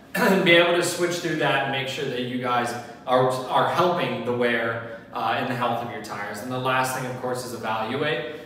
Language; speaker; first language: English; native; English